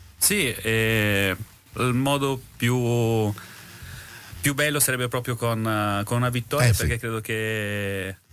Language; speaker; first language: Italian; native; Italian